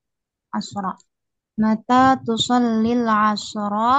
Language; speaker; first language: Arabic; non-native, learner; Indonesian